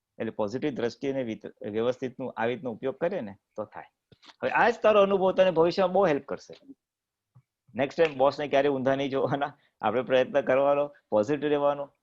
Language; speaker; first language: Gujarati; native; Gujarati